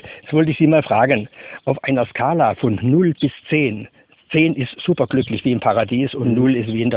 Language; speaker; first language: German; native; German